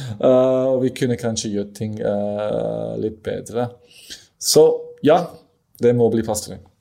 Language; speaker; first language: Norwegian; non-native, fluent; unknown